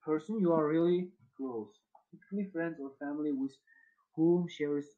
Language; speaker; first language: English; non-native, fluent; Uzbek